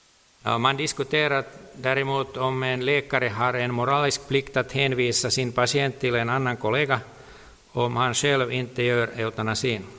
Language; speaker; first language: Swedish; non-native, local second language; Finnish